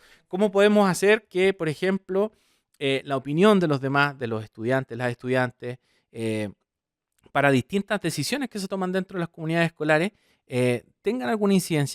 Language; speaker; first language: Spanish; native; Spanish